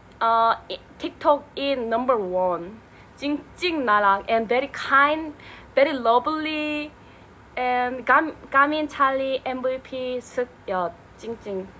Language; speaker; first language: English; non-native, learner; Korean